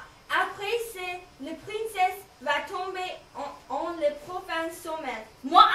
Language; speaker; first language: French; non-native, learner; English